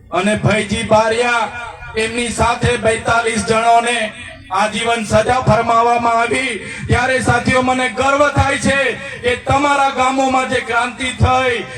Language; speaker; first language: Gujarati; non-native, local second language; Vasavi